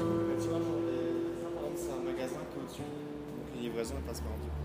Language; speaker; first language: French; native; French